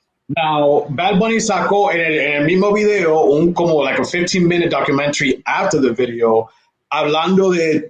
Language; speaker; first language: Spanish; early bilingual, heritage; Spanish